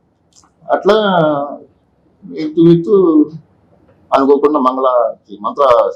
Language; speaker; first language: Telugu; native; Telugu